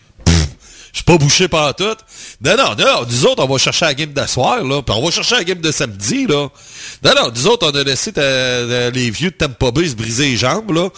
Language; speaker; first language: French; native; French